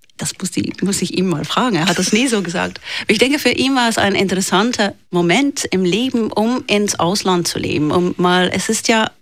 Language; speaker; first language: German; non-native, local second language; Dutch